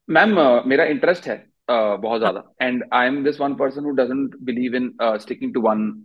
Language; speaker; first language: Hindi; native; Hindi